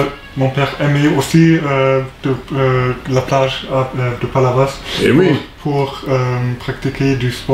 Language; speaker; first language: French; non-native, learner; German